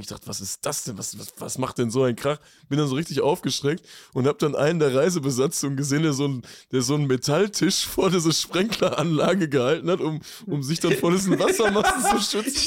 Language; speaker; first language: German; native; German